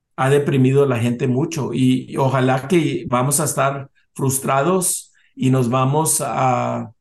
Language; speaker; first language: Spanish; early bilingual, heritage; Spanish